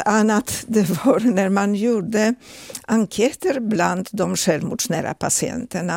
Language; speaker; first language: Swedish; non-native, fluent; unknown